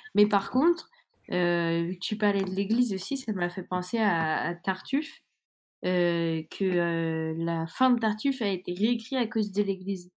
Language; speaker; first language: French; native; French